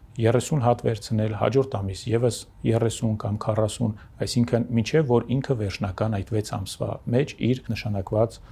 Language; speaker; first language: Armenian; native; Armenian